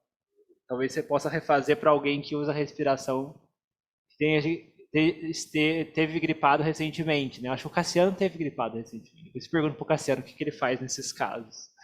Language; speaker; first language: Portuguese; native; Portuguese